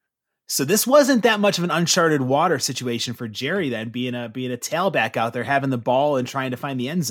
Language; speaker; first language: English; native; English